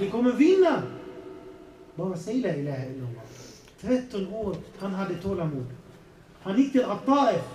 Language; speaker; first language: Swedish; non-native, fluent; Arabic